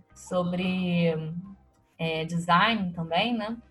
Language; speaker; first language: Portuguese; native; Portuguese